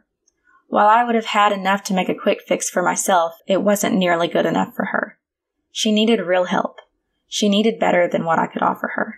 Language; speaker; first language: English; native; English